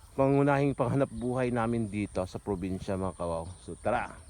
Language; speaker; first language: Filipino; non-native, local second language; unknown